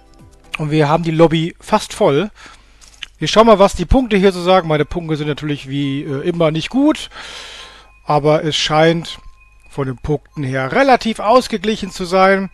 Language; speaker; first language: German; native; German